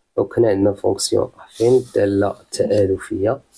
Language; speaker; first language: French; non-native, local second language; Arabic